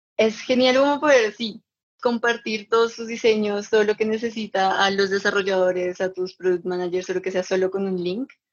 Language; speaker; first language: Spanish; native; Spanish